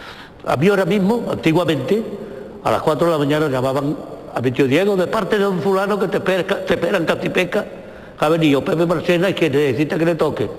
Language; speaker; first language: Spanish; native; Spanish